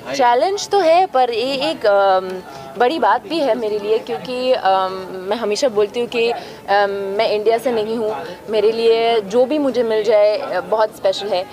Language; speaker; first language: Hindi; non-native, fluent; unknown